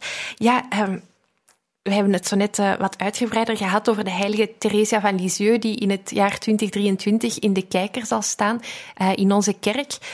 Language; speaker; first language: Dutch; native; Dutch